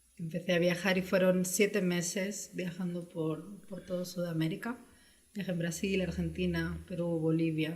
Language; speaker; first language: Spanish; native; Spanish